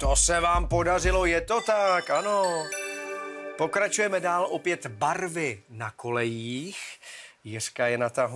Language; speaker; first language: Czech; native; Czech